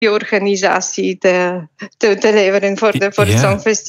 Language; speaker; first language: Dutch; non-native, fluent; Bulgarian